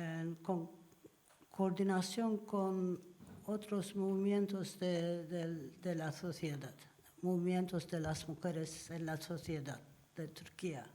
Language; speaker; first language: Spanish; non-native, learner; Turkish